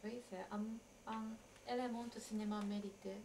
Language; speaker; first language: French; non-native, learner; Japanese